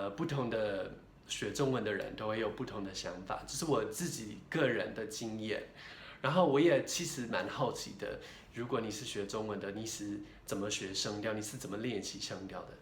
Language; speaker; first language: Chinese; non-native, fluent; English